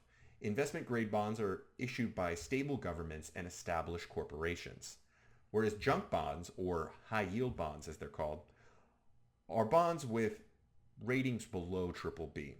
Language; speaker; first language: English; native; English